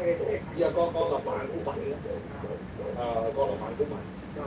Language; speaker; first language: Vietnamese; native; Vietnamese